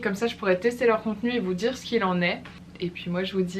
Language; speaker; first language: French; native; French